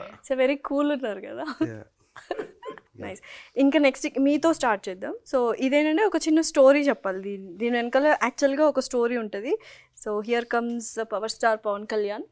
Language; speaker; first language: Telugu; native; Telugu